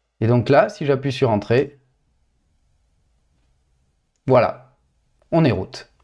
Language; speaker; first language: French; native; French